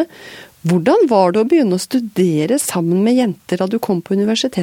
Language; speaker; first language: Norwegian; native; Norwegian